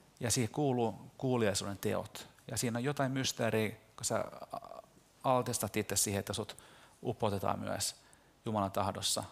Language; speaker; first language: Finnish; early bilingual, heritage; Finnish